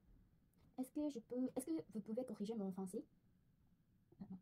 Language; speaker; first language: French; non-native, learner; Korean